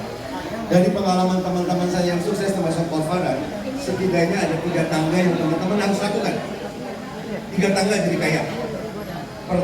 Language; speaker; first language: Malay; non-native, local second language; Sundanese